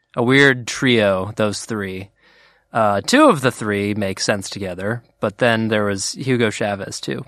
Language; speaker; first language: English; native; English